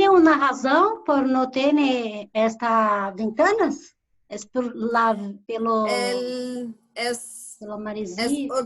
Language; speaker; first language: Spanish; non-native, learner; Portuguese